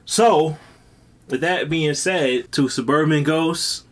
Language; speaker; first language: English; native; English